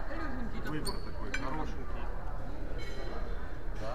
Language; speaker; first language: Russian; native; Russian